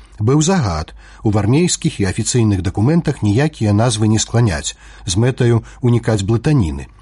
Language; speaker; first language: Belarusian; native; Belarusian